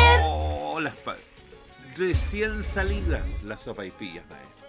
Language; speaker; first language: Spanish; native; Spanish